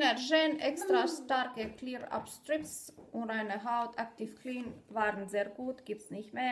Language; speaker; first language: German; non-native, fluent; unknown